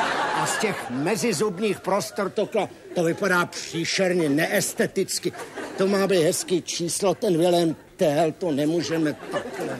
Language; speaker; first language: Czech; native; Czech